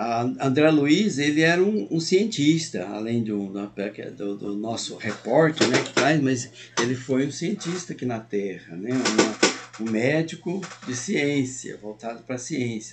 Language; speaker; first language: Portuguese; native; Portuguese